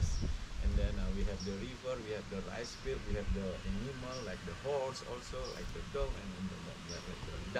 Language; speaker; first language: English; non-native, learner; Indonesian